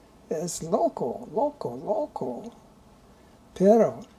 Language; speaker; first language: Spanish; non-native, learner; English